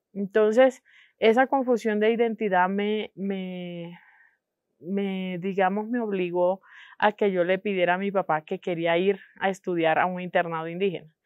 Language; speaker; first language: Spanish; non-native, local second language; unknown